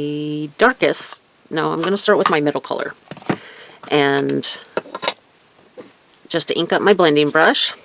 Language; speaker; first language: English; native; English